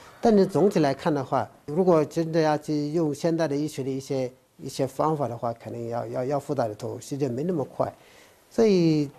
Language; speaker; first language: Chinese; non-native, fluent; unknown